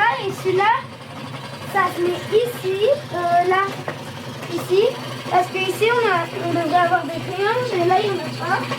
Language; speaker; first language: French; early bilingual, heritage; French